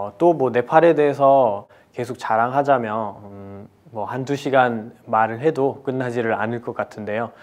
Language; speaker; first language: Korean; non-native, fluent; Nepali